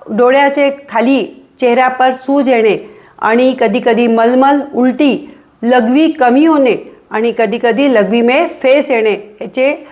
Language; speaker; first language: Marathi; non-native, local second language; Hindi